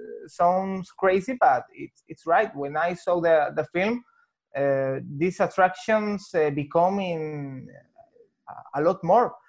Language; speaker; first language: English; non-native, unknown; Spanish